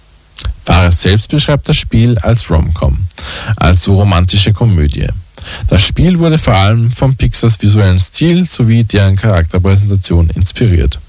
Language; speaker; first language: German; native; German